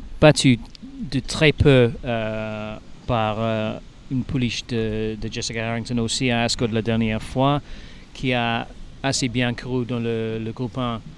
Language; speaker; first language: French; non-native, learner; English